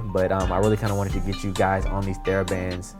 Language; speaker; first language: English; native; English